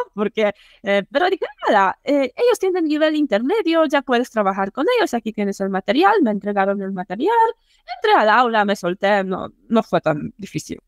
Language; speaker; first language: Spanish; non-native, fluent; Polish